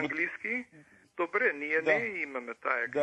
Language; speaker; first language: Bulgarian; early bilingual, heritage; English